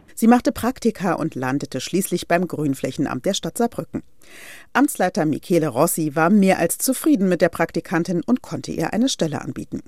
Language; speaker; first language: German; native; German